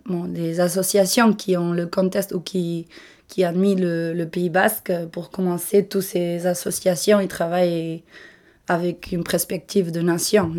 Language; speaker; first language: French; non-native, local second language; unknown